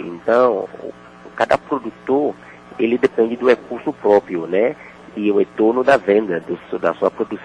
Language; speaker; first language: Portuguese; non-native, fluent; Yoruba